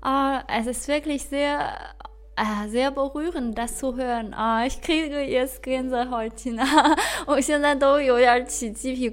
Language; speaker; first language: German; non-native, fluent; Chinese